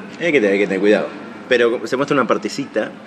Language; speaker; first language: Spanish; native; Spanish